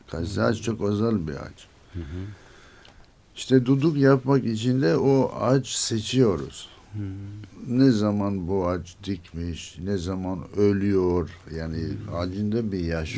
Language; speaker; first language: Turkish; non-native, learner; Armenian